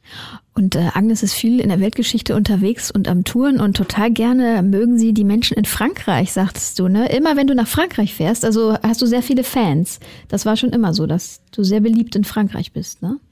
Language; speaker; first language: German; native; German